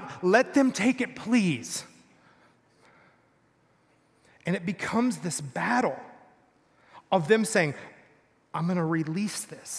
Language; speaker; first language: English; native; English